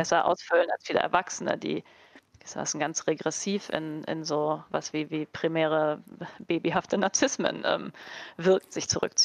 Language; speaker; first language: German; native; German